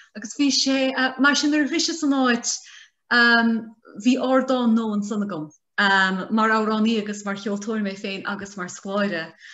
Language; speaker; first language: Irish; native; Irish